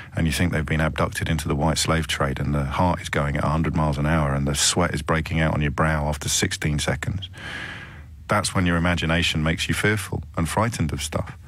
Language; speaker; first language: English; native; English